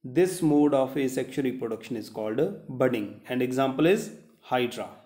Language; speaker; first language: English; non-native, local second language; Punjabi